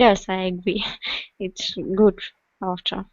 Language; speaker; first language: English; non-native, learner; Russian